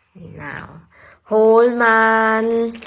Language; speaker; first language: German; non-native, learner; Thai